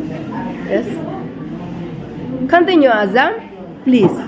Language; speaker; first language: English; non-native, fluent; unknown